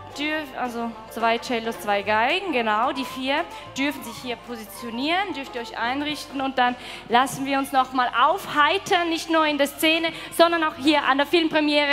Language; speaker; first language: German; native; German